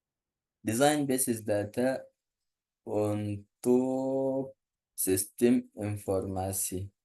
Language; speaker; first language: Indonesian; non-native, learner; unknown